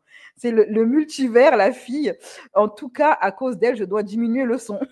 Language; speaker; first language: French; native; French